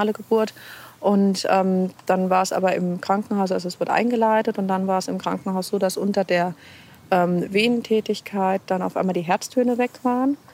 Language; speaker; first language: German; native; German